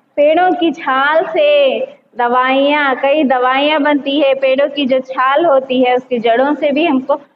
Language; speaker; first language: Hindi; non-native, local second language; Telugu